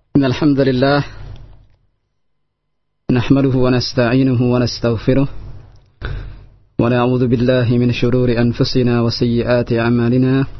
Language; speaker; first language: Arabic; non-native, fluent; Indonesian